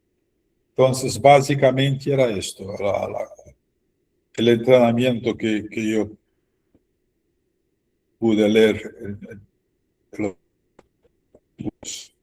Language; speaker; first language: Spanish; non-native, fluent; Portuguese